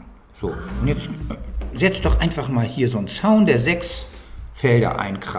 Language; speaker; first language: German; native; German